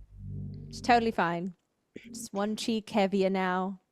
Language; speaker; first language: English; native; English